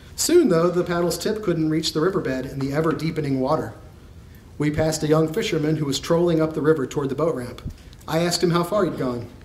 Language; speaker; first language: English; native; English